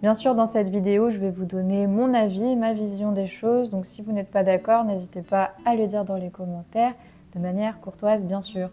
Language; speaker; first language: French; native; French